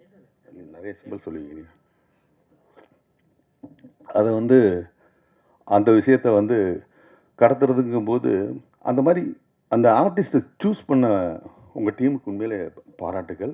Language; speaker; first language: Tamil; native; Tamil